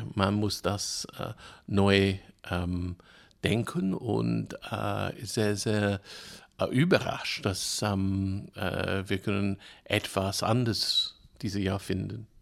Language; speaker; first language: German; non-native, fluent; English